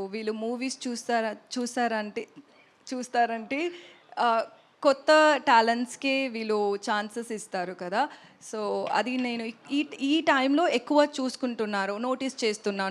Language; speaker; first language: Telugu; non-native, learner; Tamil